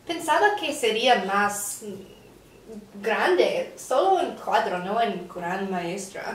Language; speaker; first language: Spanish; non-native, learner; English